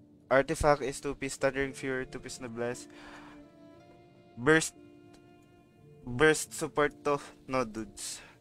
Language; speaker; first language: English; non-native, local second language; Filipino